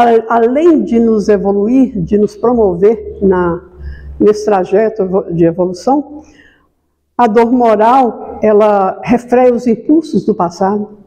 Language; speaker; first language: Portuguese; native; Portuguese